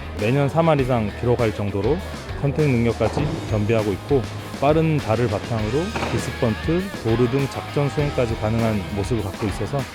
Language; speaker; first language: Korean; native; Korean